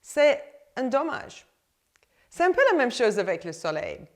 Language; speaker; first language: French; non-native, fluent; English